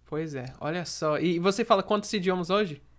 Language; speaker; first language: Portuguese; non-native, fluent; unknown